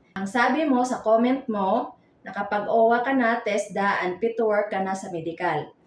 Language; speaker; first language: Filipino; non-native, local second language; Cebuano